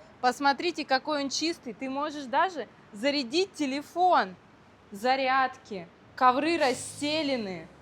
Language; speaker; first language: Russian; native; Russian